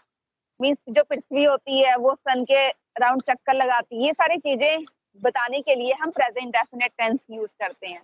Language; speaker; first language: Hindi; native; Hindi